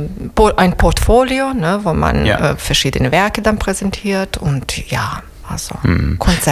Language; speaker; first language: German; non-native, fluent; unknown